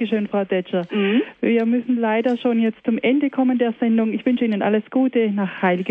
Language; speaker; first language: German; native; German